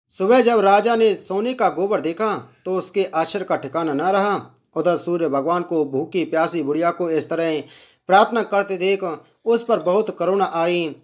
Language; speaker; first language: Hindi; native; Hindi